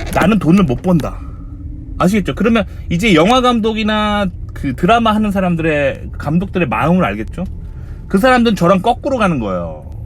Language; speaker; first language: Korean; native; Korean